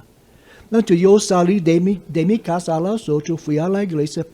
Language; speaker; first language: Spanish; non-native, fluent; English